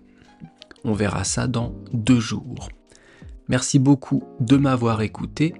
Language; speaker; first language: French; native; French